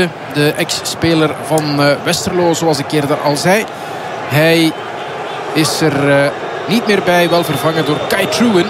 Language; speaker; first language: Dutch; native; Dutch